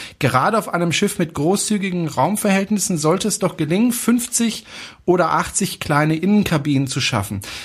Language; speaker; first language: German; non-native, fluent; French